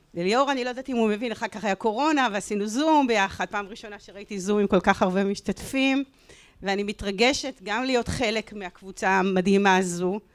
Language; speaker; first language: Hebrew; native; Hebrew